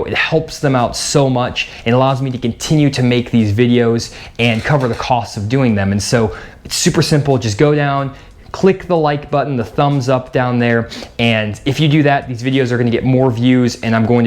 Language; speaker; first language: English; native; English